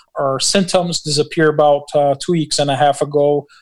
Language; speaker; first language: English; non-native, fluent; Portuguese